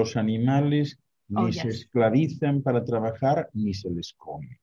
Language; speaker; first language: Spanish; native; Spanish